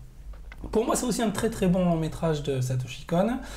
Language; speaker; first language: French; native; French